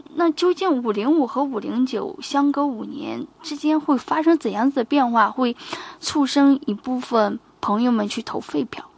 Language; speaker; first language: Chinese; native; Chinese